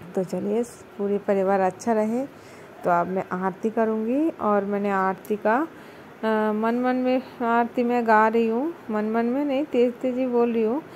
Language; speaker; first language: Hindi; non-native, local second language; Bangla